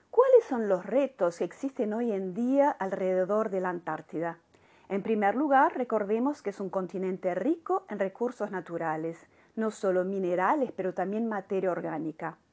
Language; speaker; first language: Spanish; non-native, fluent; Portuguese